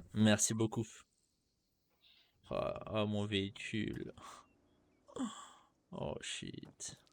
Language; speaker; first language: French; native; French